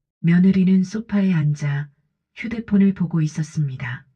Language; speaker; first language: Korean; native; Korean